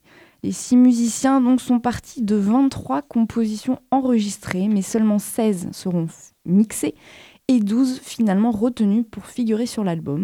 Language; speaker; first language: French; native; French